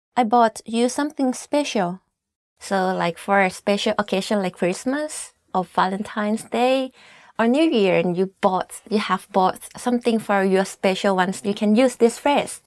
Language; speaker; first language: English; non-native, fluent; Thai